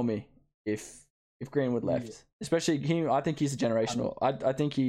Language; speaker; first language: English; native; English